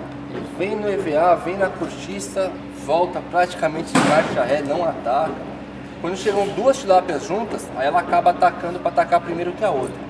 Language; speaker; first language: Portuguese; native; Portuguese